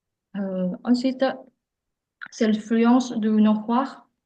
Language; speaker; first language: French; non-native, learner; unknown